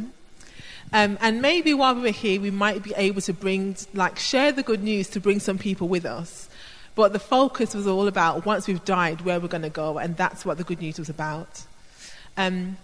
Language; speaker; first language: English; native; English